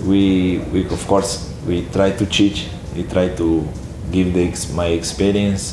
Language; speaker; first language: English; non-native, learner; Portuguese